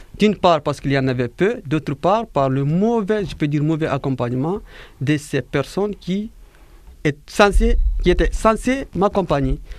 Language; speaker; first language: French; non-native, fluent; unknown